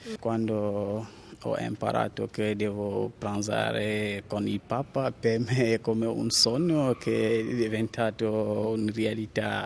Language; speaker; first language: Italian; non-native, learner; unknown